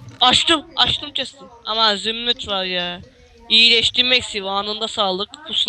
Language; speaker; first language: Turkish; native; Turkish